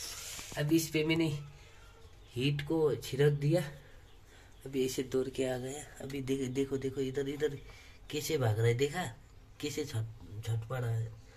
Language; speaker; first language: Hindi; non-native, local second language; Nepali